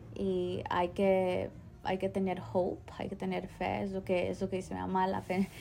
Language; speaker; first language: Spanish; early bilingual, heritage; Spanish